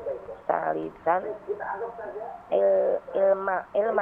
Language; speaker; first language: Arabic; non-native, learner; Indonesian